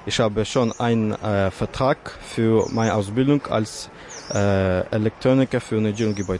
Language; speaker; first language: German; non-native, fluent; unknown